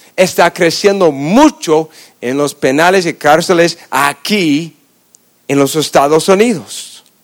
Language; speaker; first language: Spanish; non-native, fluent; English